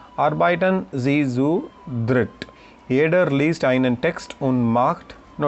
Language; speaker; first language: German; non-native, learner; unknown